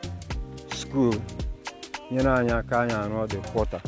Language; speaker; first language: English; non-native, local second language; Igbo